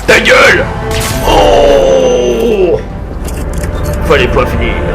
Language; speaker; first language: French; native; French